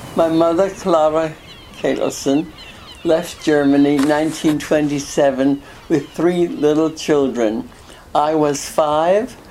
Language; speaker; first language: English; early bilingual, other home language; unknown